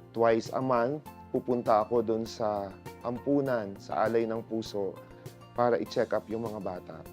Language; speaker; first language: Filipino; native; Filipino